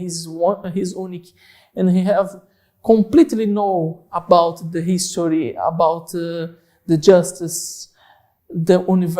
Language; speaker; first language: English; non-native, learner; Portuguese